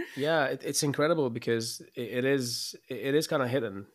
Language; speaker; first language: English; early bilingual, other home language; Arabic